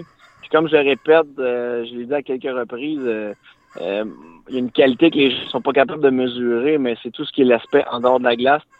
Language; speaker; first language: French; native; French